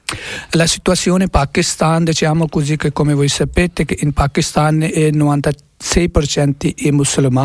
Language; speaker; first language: Italian; non-native, learner; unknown